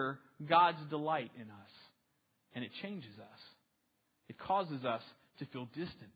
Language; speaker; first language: English; native; English